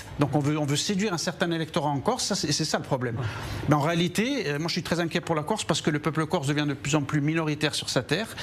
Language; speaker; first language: French; native; French